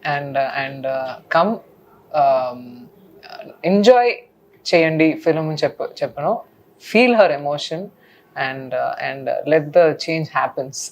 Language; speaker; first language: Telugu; non-native, local second language; Tamil